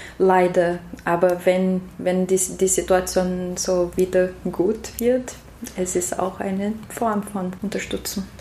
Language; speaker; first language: German; non-native, learner; Portuguese